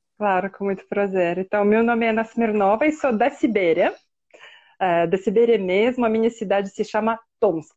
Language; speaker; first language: Portuguese; non-native, fluent; Russian